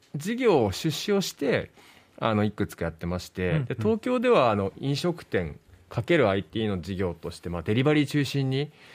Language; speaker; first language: Japanese; native; Japanese